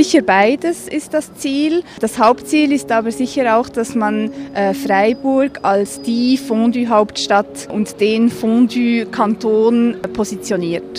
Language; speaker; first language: German; native; German